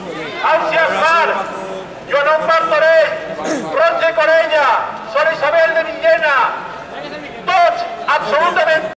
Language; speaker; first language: Catalan; native; Catalan